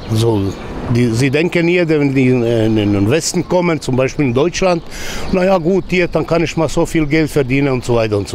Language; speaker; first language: German; non-native, learner; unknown